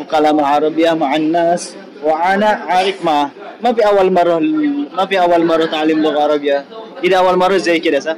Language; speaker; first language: Arabic; non-native, learner; Indonesian